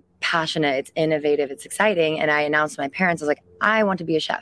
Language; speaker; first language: English; early bilingual, other home language; French